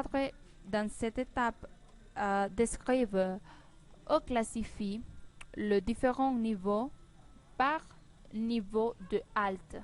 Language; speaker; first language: French; non-native, learner; Spanish